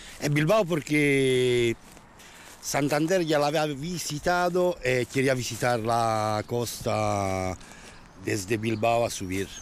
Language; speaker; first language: Spanish; non-native, fluent; Italian